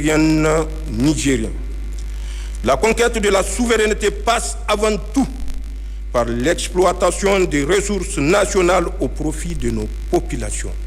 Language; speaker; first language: French; non-native, local second language; Hausa